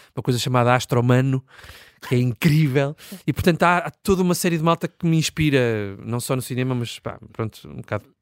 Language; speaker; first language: Portuguese; native; Portuguese